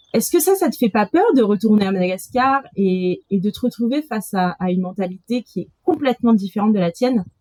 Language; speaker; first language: French; early bilingual, other home language; Malagasy